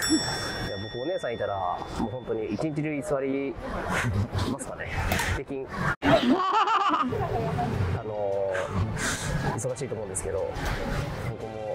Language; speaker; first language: Japanese; native; Japanese